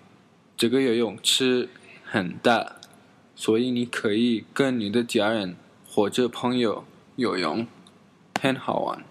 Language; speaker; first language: Chinese; non-native, learner; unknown